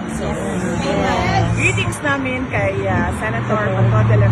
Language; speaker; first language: Filipino; native; Filipino